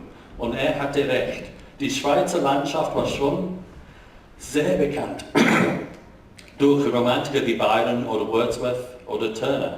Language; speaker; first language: German; non-native, fluent; English